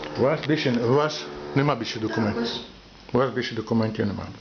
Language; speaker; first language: Ukrainian; native; Ukrainian